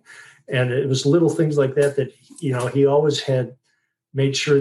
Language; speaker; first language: English; native; English